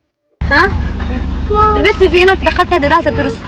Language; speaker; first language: Arabic; native; Arabic